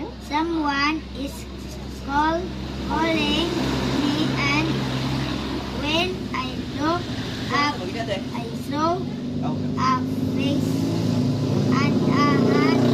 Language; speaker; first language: English; non-native, learner; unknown